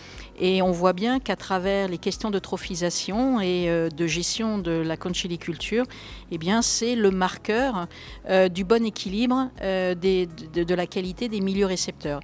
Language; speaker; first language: French; native; French